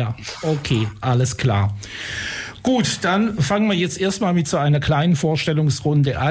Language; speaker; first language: German; native; German